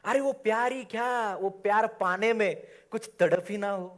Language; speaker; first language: Hindi; non-native, local second language; Marathi